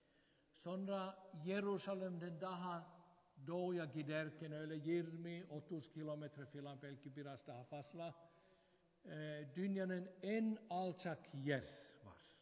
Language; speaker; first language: Turkish; non-native, fluent; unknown